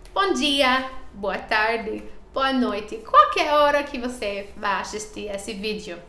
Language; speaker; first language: Portuguese; non-native, learner; English